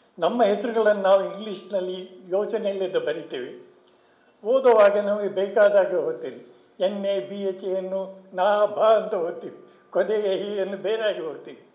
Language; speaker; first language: Kannada; non-native, local second language; Tulu